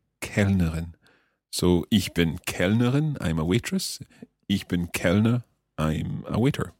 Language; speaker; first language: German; non-native, learner; English